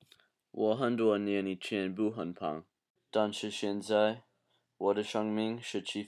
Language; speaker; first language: Chinese; non-native, learner; English